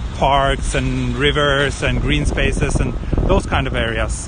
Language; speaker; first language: English; non-native, fluent; Swedish